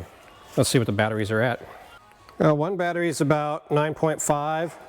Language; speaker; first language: English; native; English